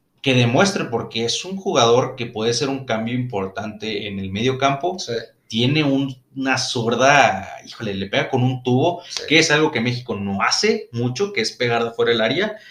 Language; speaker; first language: Spanish; native; Spanish